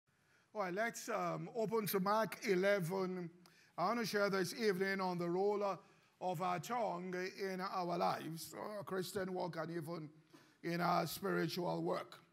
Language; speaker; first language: English; non-native, local second language; Yoruba